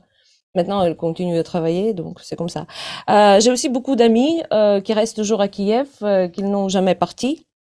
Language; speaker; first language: French; non-native, fluent; Ukrainian